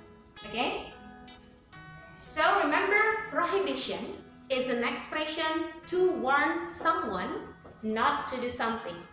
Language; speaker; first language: English; non-native, fluent; Indonesian